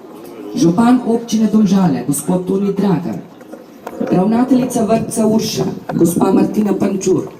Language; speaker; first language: Slovenian; native; Slovenian